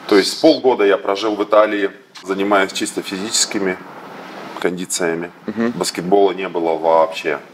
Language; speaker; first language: Russian; native; Russian